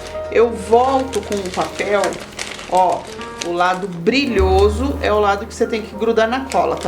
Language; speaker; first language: Portuguese; native; Portuguese